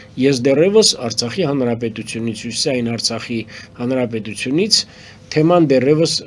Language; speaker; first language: Armenian; native; Armenian